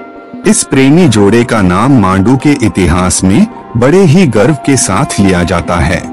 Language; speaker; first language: Hindi; native; Hindi